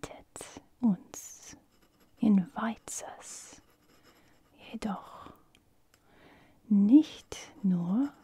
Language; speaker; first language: German; non-native, fluent; English